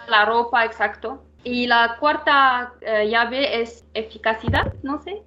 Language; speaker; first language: Spanish; non-native, fluent; Arabic